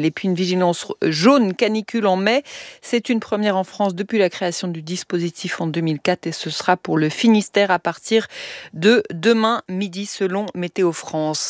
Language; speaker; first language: French; native; French